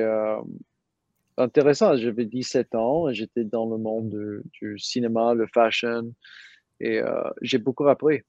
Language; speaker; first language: French; non-native, learner; English